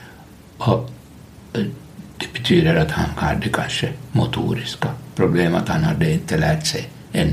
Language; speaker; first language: Swedish; non-native, local second language; Finnish